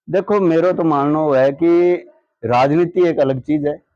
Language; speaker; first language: Hindi; native; Hindi